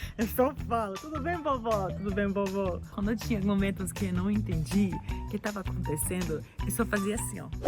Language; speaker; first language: Portuguese; non-native, fluent; English